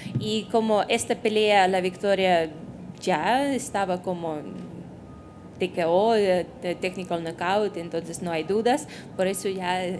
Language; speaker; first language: Spanish; non-native, fluent; Russian